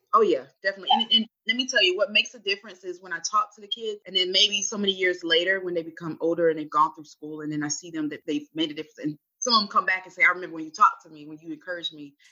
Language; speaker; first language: English; native; English